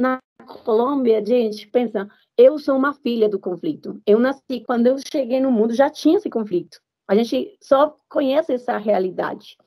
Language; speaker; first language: Portuguese; non-native, fluent; Spanish